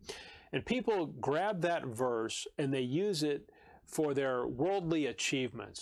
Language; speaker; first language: English; native; English